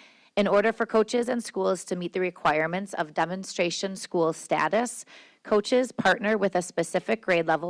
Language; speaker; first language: English; native; English